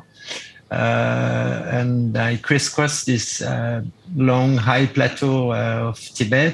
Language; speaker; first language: English; non-native, fluent; French